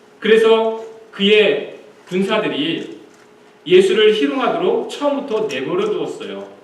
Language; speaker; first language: Korean; native; Korean